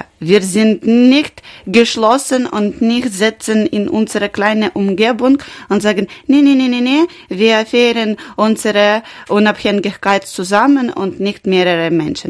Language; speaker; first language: German; non-native, learner; Ukrainian